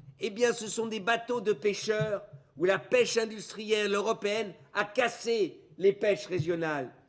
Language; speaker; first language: French; early bilingual, other home language; German